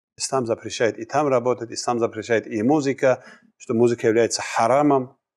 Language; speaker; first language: Russian; non-native, local second language; Kumyk